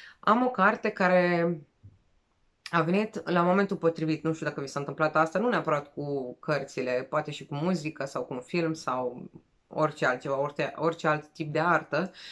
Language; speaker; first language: Romanian; non-native, fluent; Serbian